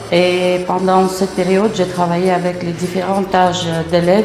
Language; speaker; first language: French; non-native, fluent; Russian